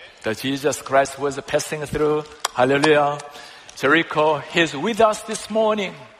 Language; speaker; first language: English; non-native, fluent; Korean